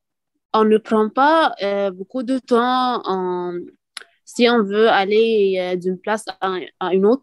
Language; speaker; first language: French; non-native, learner; Arabic